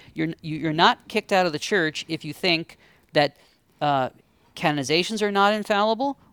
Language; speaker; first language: English; native; English